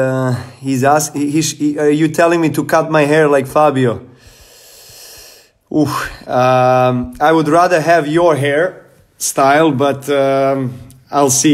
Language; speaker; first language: English; non-native, fluent; Serbian